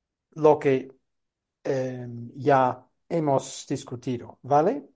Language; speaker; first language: Spanish; non-native, fluent; English